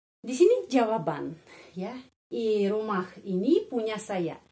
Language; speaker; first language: Indonesian; non-native, fluent; Russian